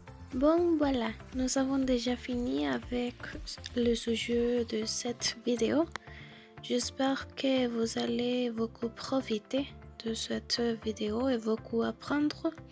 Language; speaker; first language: French; non-native, learner; Spanish